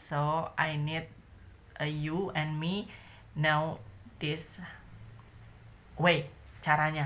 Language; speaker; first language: English; non-native, learner; Indonesian